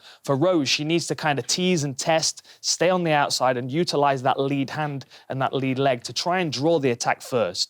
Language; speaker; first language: English; native; English